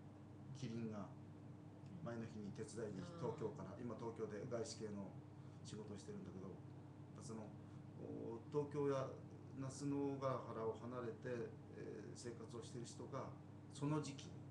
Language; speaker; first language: Japanese; native; Japanese